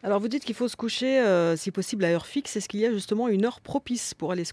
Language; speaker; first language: French; native; French